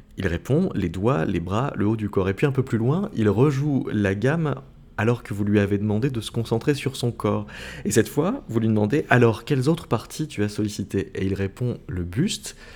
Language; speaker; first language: French; native; French